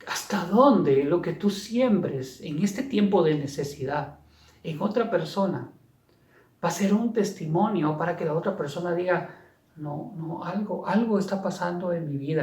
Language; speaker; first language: Spanish; native; Spanish